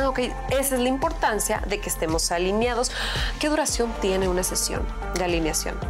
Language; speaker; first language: Spanish; native; Spanish